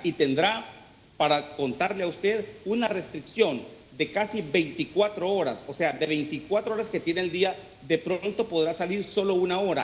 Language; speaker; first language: Spanish; native; Spanish